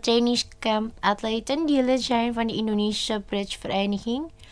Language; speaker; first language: Dutch; non-native, fluent; Indonesian